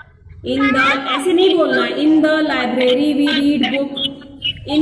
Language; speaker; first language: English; non-native, local second language; Hindi